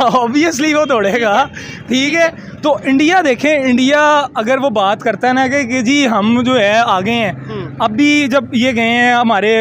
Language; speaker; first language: Hindi; native; Hindi